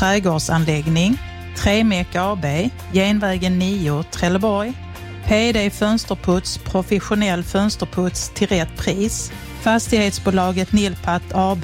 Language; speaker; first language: Swedish; native; Swedish